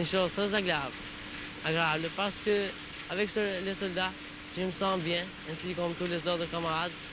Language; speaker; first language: French; non-native, learner; Albanian